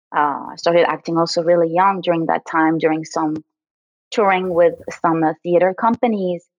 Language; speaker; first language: English; early bilingual, other home language; French